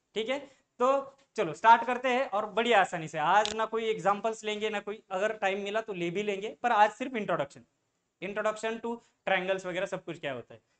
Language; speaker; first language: Hindi; non-native, local second language; Marathi